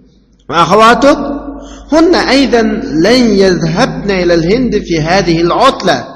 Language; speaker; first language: Arabic; non-native, fluent; Uyghur